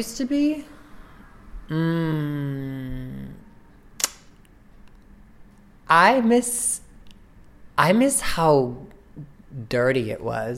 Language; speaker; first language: English; native; English